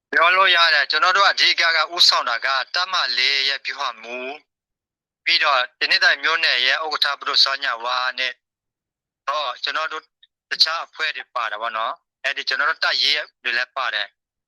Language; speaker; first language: Burmese; non-native, local second language; S'gaw Karen